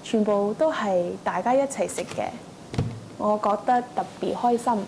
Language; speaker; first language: Cantonese; early bilingual, heritage; Cantonese